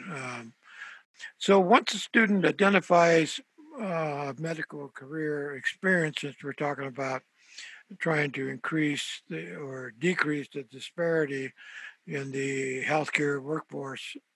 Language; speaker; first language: English; early bilingual, other home language; Spanish